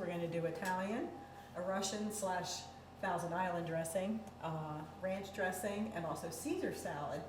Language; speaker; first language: English; native; English